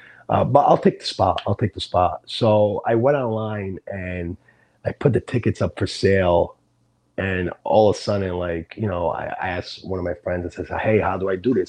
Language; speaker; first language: English; early bilingual, other home language; Sicilian